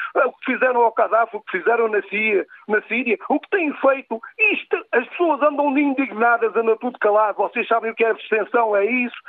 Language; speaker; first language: Portuguese; native; Portuguese